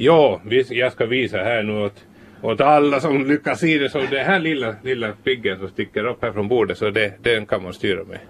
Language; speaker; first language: Swedish; native; Swedish